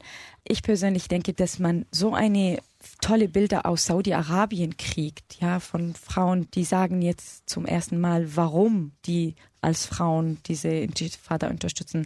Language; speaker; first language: German; non-native, fluent; Arabic